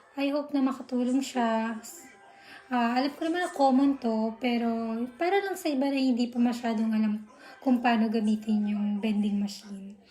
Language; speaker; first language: Filipino; native; Filipino